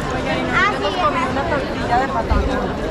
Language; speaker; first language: Spanish; native; Spanish